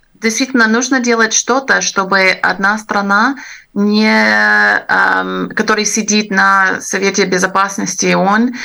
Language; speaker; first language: Russian; non-native, fluent; English